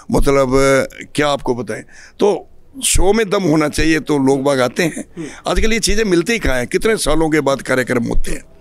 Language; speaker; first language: Hindi; native; Hindi